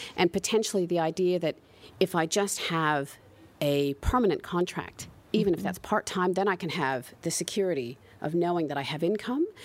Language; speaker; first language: English; native; English